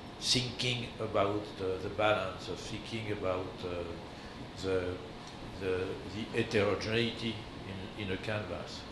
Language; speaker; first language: English; non-native, learner; French